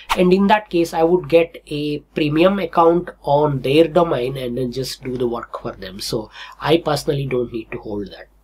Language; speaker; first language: English; non-native, local second language; Telugu